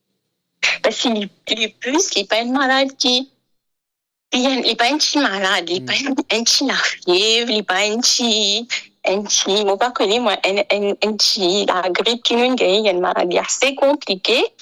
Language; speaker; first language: French; non-native, local second language; Morisyen